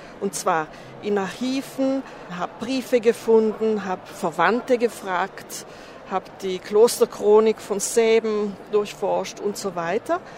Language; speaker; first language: German; non-native, local second language; Ladin